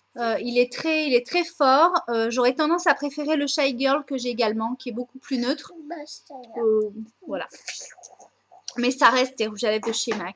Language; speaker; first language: French; native; French